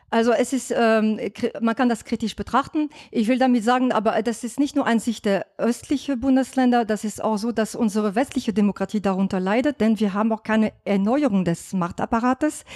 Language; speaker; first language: German; non-native, fluent; French